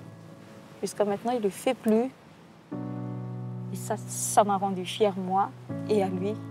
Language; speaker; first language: French; non-native, local second language; Malagasy